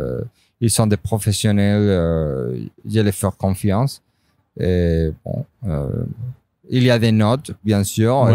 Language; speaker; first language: French; non-native, fluent; Spanish